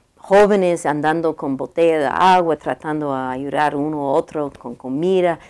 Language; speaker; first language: Spanish; non-native, learner; English